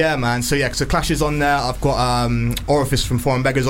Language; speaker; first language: English; native; English